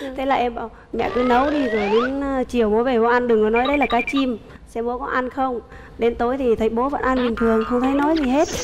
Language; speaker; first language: Vietnamese; native; Vietnamese